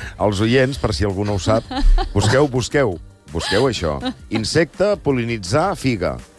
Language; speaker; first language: Catalan; native; Catalan